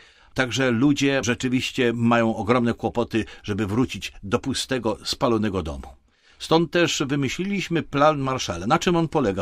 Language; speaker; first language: Polish; native; Polish